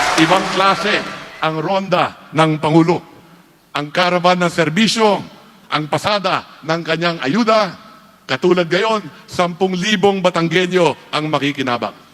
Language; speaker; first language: Filipino; native; Filipino